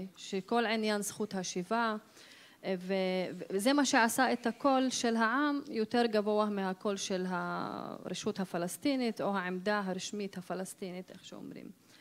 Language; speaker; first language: Hebrew; non-native, local second language; Arabic